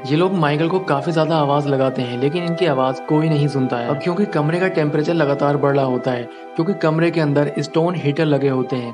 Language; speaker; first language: Hindi; native; Hindi